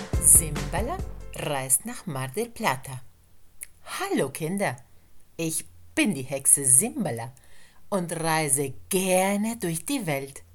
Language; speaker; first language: German; non-native, fluent; Spanish